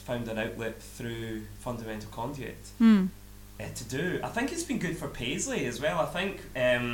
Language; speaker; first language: English; native; English